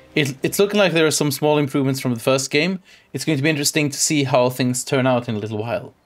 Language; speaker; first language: English; non-native, fluent; Swedish